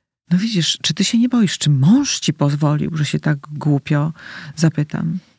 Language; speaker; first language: Polish; native; Polish